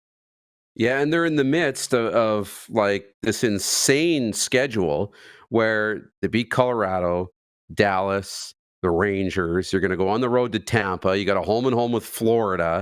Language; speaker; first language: English; native; English